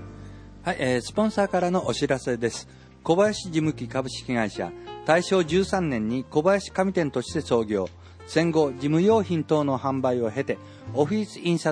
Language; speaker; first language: Japanese; native; Japanese